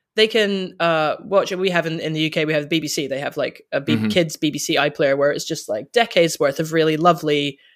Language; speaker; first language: English; native; English